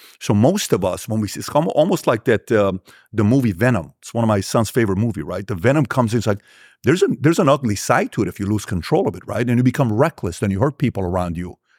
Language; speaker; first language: English; early bilingual, other home language; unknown